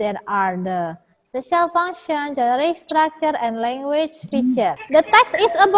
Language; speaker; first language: English; non-native, fluent; Indonesian